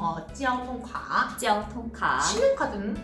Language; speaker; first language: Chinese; non-native, fluent; Korean